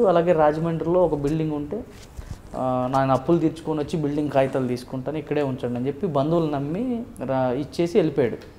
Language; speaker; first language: Telugu; native; Telugu